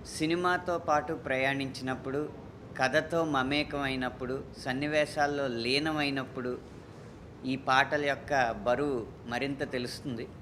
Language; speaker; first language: Telugu; native; Telugu